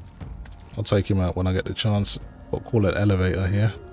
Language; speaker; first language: English; native; English